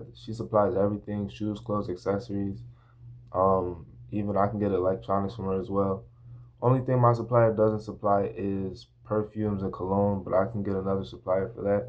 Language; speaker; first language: English; native; English